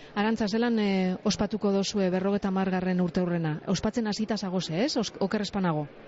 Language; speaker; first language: Basque; native; Basque